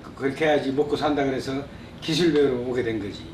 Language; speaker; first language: Korean; native; Korean